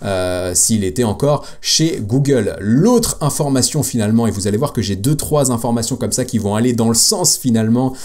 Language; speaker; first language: French; native; French